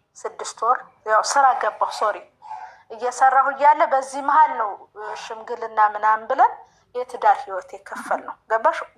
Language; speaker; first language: Amharic; native; Amharic